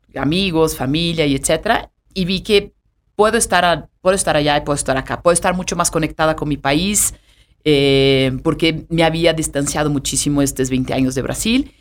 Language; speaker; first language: Spanish; non-native, fluent; Portuguese